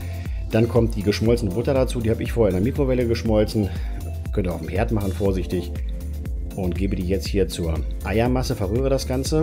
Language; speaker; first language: German; native; German